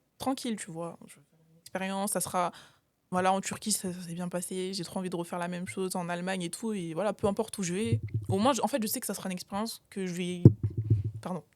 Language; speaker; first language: French; native; French